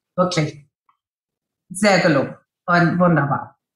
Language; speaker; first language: German; non-native, fluent; English